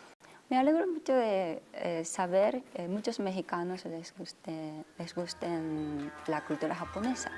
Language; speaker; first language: Spanish; non-native, fluent; Japanese